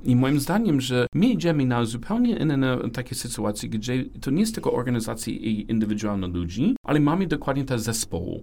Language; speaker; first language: Polish; non-native, learner; English